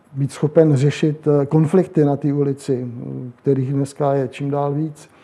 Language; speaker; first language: Czech; native; Czech